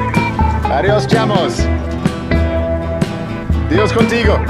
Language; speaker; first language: Spanish; non-native, learner; English